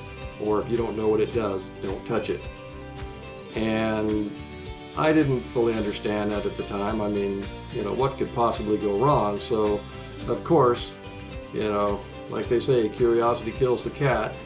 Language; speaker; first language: English; native; English